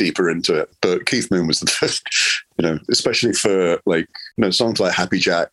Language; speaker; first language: English; native; English